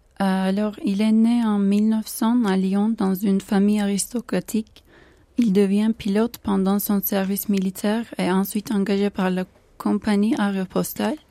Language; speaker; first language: French; non-native, learner; Turkish